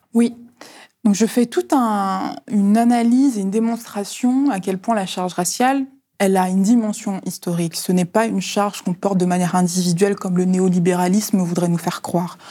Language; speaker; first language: French; early bilingual, other home language; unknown